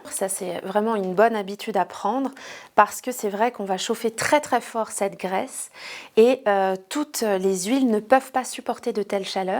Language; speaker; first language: French; native; French